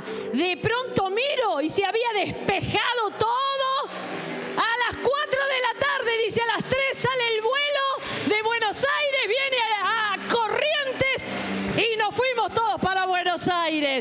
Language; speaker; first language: Spanish; native; Spanish